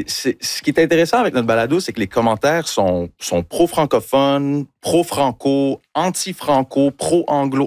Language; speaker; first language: French; early bilingual, other home language; English